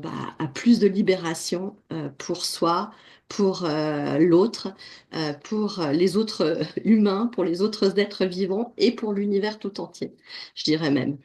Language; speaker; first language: French; native; French